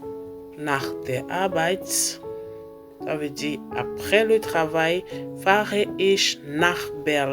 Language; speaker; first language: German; non-native, fluent; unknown